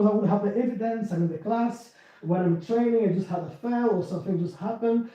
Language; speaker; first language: English; non-native, fluent; Portuguese